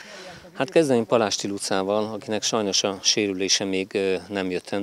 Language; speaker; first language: Hungarian; native; Hungarian